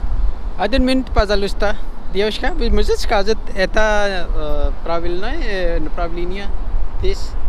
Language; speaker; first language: Russian; non-native, learner; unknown